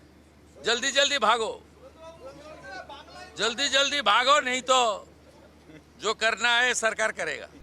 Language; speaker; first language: Hindi; non-native, local second language; Bangla